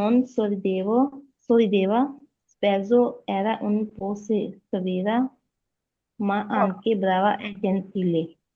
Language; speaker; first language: Italian; non-native, learner; Urdu